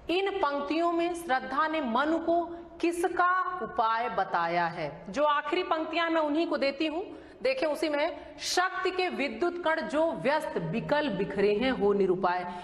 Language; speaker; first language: Hindi; native; Hindi